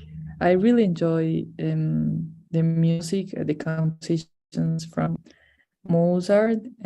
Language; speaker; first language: English; non-native, fluent; Spanish